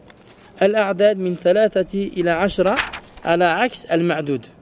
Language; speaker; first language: Arabic; non-native, learner; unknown